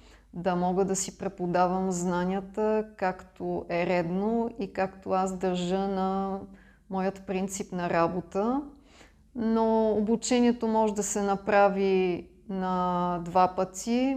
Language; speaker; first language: Bulgarian; non-native, fluent; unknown